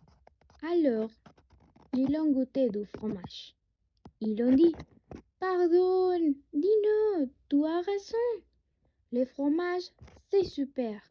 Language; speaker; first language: French; non-native, learner; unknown